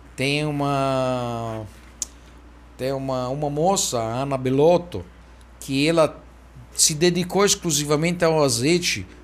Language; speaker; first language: Portuguese; non-native, fluent; Italian